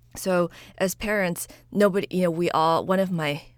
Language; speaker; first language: English; early bilingual, other home language; Chinese